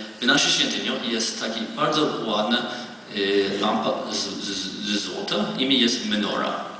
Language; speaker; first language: Polish; non-native, learner; Hebrew